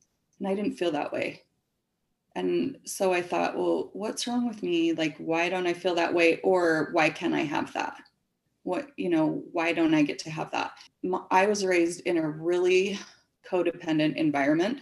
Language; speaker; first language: English; native; English